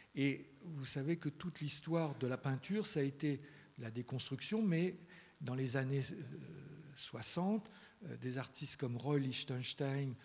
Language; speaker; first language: French; early bilingual, heritage; Spanish